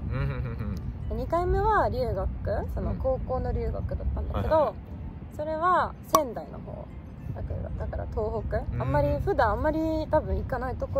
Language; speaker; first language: Japanese; non-native, fluent; Polish